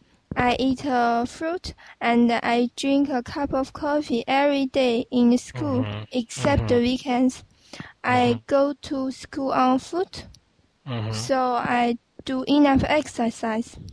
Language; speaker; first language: English; non-native, learner; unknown